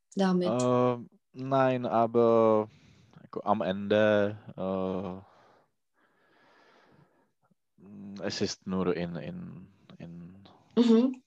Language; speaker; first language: German; non-native, learner; Czech